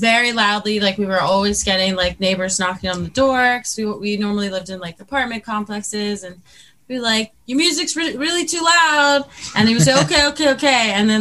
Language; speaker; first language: English; native; English